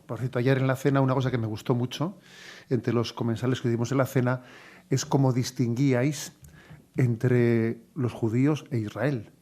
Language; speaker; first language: Spanish; native; Spanish